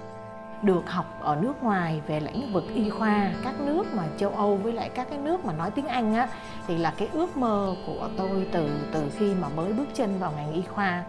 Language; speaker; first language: Vietnamese; native; Vietnamese